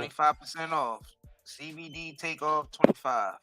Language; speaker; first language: English; native; English